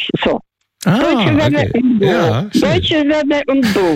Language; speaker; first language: German; early bilingual, heritage; Russian